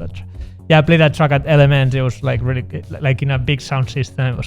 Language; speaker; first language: English; non-native, fluent; Spanish